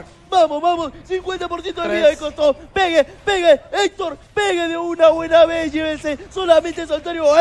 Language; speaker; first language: Spanish; native; Spanish